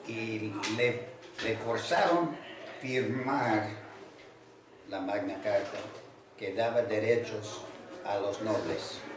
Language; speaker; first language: Spanish; non-native, fluent; English